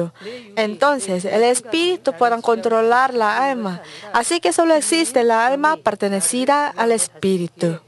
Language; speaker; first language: Spanish; non-native, learner; Korean